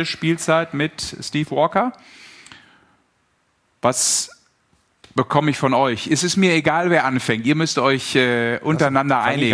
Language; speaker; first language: German; native; German